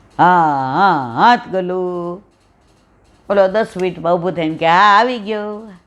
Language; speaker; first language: Gujarati; native; Gujarati